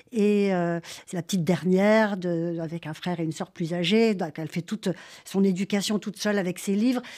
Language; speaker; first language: French; native; French